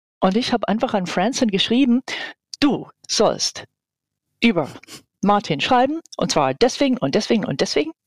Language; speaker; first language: German; non-native, fluent; English